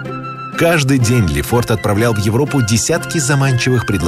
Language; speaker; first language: Russian; native; Russian